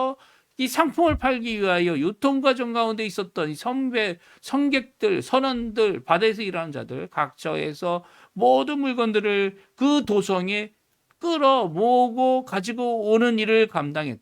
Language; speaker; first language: Korean; native; Korean